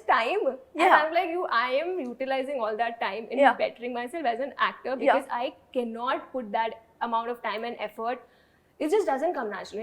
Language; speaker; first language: English; non-native, local second language; Hindi